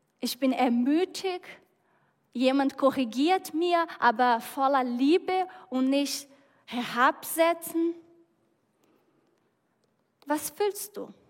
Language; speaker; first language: German; non-native, fluent; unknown